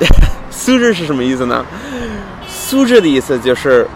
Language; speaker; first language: Chinese; non-native, fluent; English